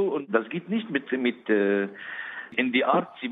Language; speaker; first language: German; non-native, learner; Arabic